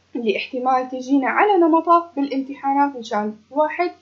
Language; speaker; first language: Arabic; native; Arabic